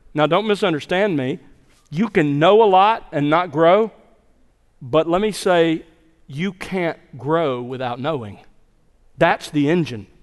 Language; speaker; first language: English; native; English